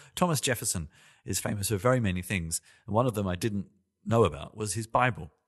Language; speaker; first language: English; native; English